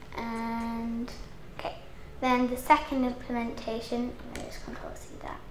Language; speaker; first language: English; native; English